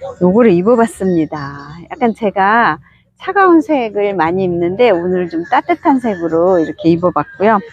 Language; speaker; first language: Korean; native; Korean